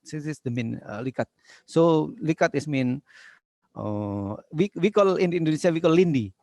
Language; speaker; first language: English; non-native, learner; Indonesian